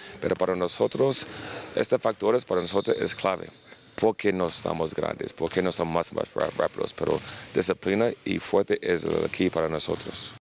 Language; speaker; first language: Spanish; non-native, learner; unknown